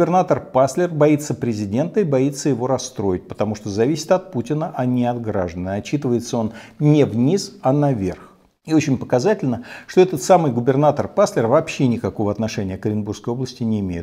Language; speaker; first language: Russian; native; Russian